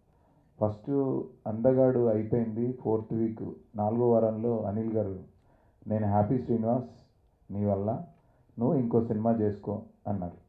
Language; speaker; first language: Telugu; native; Telugu